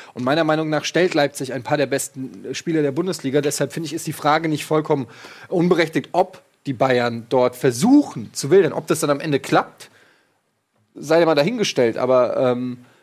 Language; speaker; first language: German; native; German